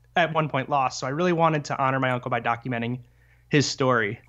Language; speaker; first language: English; native; English